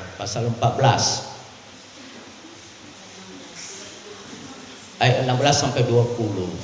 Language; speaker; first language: Indonesian; native; Indonesian